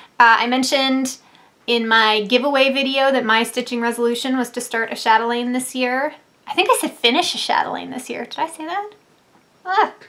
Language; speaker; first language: English; native; English